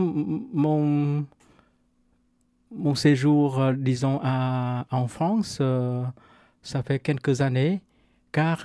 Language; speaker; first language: French; non-native, fluent; Vietnamese